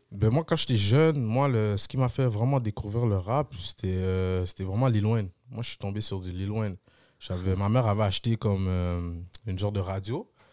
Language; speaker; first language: French; early bilingual, other home language; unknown